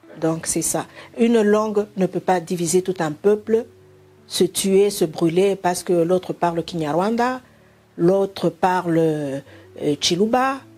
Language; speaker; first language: French; non-native, local second language; Bemba